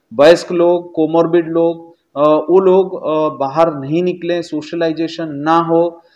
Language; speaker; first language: Hindi; non-native, local second language; Gujarati